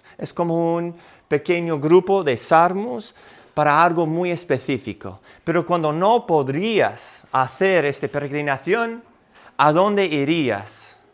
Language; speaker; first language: Spanish; non-native, fluent; English